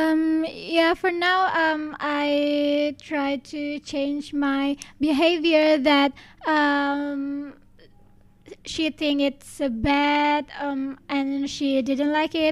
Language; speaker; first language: English; non-native, learner; Indonesian